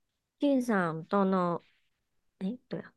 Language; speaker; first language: Japanese; non-native, learner; Chinese